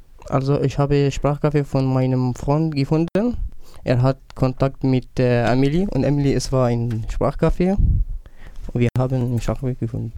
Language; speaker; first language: German; non-native, learner; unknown